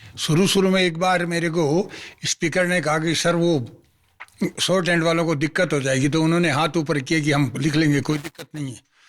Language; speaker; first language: Hindi; non-native, local second language; Marwari